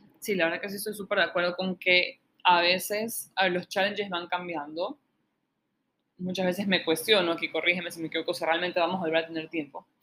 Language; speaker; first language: Spanish; native; Spanish